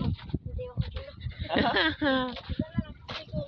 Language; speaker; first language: Filipino; non-native, local second language; Cebuano